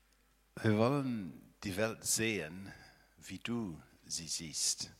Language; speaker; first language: German; non-native, fluent; English